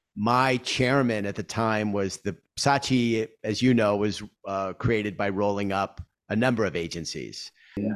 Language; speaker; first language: English; native; English